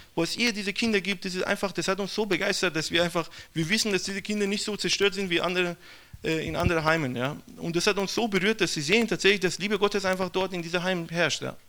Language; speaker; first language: German; non-native, fluent; Persian